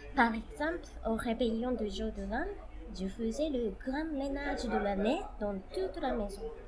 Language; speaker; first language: French; non-native, fluent; Japanese